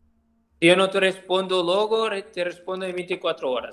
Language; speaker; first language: Spanish; non-native, learner; Portuguese